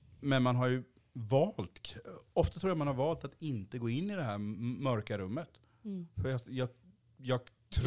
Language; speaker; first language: Swedish; early bilingual, other home language; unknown